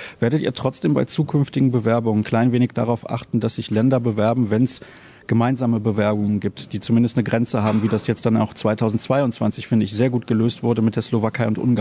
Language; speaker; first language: German; native; German